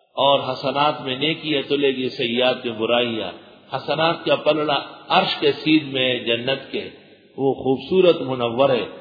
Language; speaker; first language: Urdu; non-native, local second language; Pashto